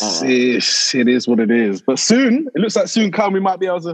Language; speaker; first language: English; native; English